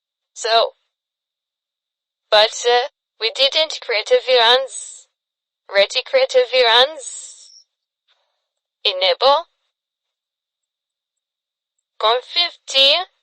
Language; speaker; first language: English; non-native, fluent; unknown